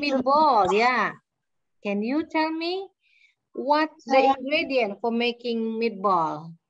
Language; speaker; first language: English; non-native, fluent; Indonesian